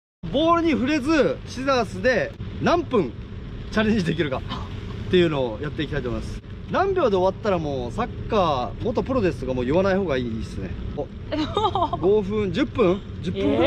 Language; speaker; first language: Japanese; native; Japanese